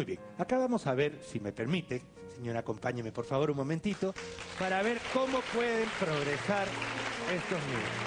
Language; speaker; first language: Spanish; native; Spanish